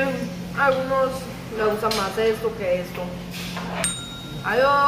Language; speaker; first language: Spanish; early bilingual, other home language; Korean